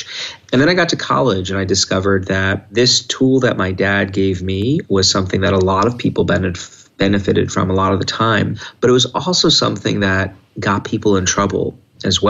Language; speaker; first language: English; native; English